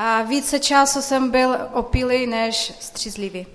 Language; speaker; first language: Czech; non-native, fluent; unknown